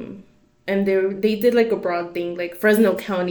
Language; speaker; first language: English; early bilingual, other home language; Spanish